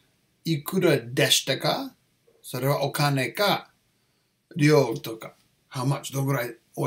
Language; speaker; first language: Japanese; non-native, learner; English